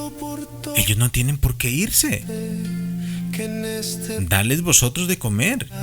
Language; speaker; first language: Spanish; native; Spanish